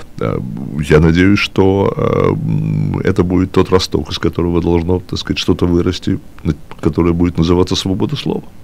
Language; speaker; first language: Russian; native; Russian